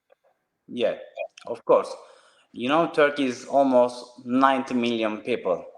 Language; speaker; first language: English; non-native, learner; Turkish